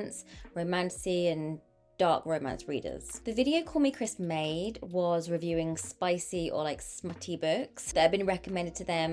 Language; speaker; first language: English; native; English